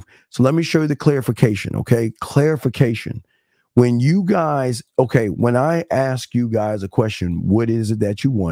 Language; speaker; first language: English; native; English